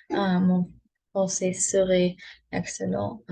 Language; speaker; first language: French; non-native, learner; English